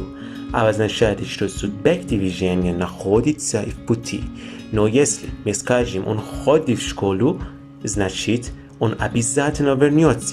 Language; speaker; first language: Russian; non-native, fluent; Persian